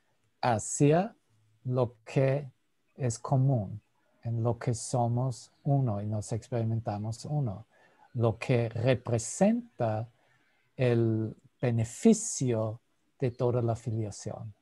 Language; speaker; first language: Spanish; non-native, fluent; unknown